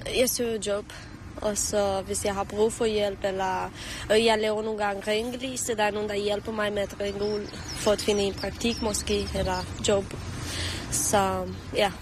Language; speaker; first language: Danish; early bilingual, other home language; Romanian